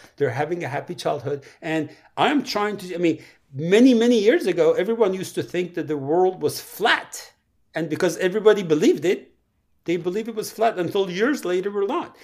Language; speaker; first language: English; non-native, fluent; Persian